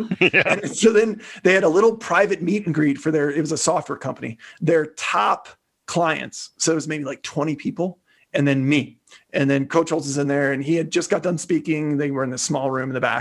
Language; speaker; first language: English; native; English